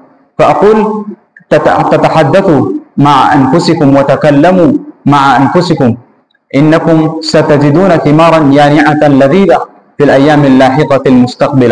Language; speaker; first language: Arabic; non-native, fluent; Urdu